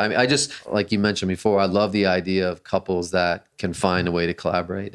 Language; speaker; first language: English; native; English